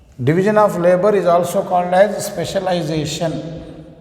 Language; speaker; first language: English; non-native, local second language; Telugu